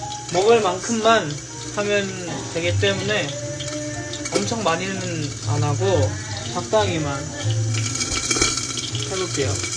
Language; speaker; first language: Korean; native; Korean